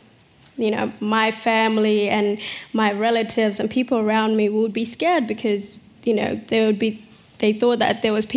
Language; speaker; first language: English; early bilingual, other home language; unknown